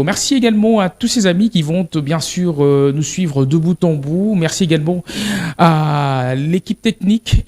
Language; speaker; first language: French; non-native, local second language; Lingala